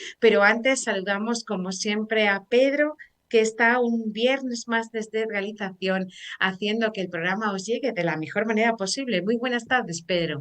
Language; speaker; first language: Spanish; native; Spanish